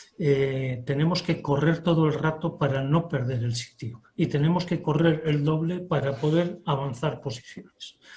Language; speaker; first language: Spanish; native; Spanish